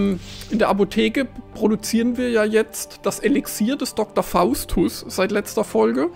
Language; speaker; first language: German; native; German